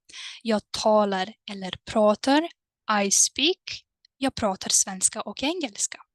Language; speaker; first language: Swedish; non-native, fluent; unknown